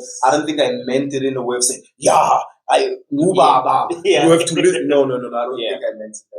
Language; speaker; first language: English; non-native, local second language; Tswana